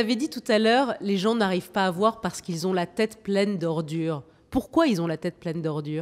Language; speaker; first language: French; native; French